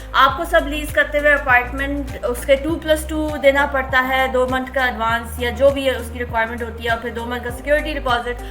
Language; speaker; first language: Urdu; native; Urdu